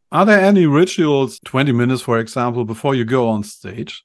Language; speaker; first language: English; non-native, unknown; German